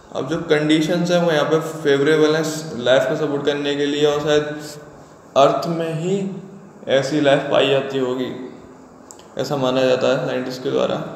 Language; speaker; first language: Hindi; native; Hindi